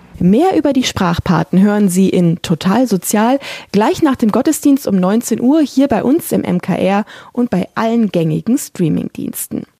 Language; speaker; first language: German; native; German